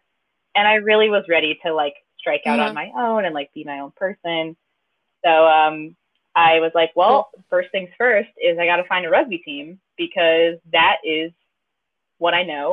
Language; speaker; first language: English; native; English